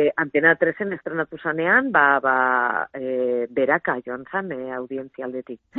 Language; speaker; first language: Basque; non-native, local second language; Spanish